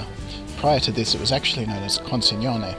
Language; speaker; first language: English; native; English